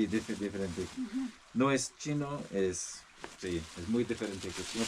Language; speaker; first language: Spanish; non-native, learner; Korean